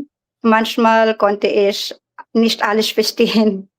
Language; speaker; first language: German; non-native, learner; Filipino